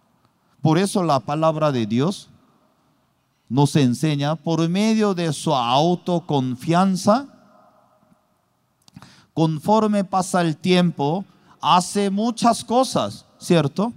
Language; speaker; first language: Spanish; non-native, learner; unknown